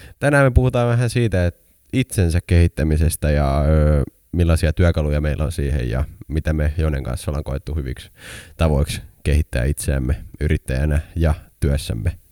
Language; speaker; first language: Finnish; native; Finnish